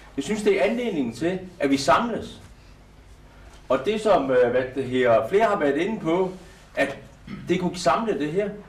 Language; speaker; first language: Danish; native; Danish